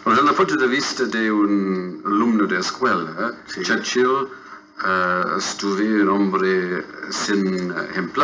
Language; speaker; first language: Spanish; non-native, fluent; English